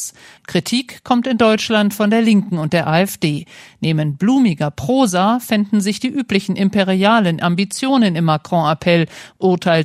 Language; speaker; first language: German; native; German